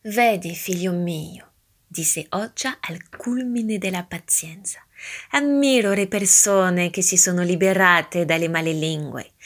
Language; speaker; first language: Italian; early bilingual, heritage; Italian